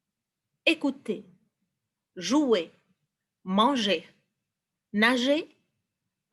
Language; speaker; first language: French; non-native, fluent; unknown